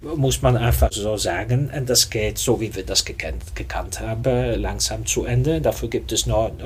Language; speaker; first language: German; non-native, fluent; Dutch